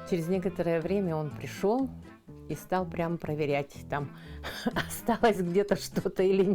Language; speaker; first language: Russian; non-native, local second language; Yakut